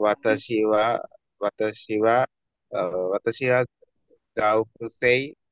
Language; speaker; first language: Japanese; non-native, learner; Bangla